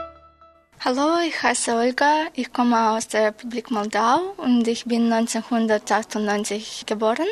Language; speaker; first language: German; non-native, learner; Romanian